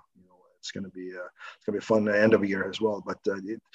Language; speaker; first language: English; non-native, fluent; Swedish